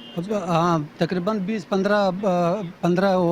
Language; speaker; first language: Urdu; non-native, local second language; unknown